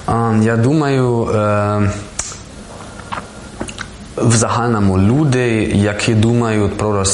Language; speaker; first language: Ukrainian; non-native, learner; German